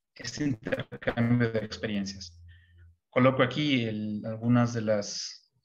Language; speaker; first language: Spanish; native; Spanish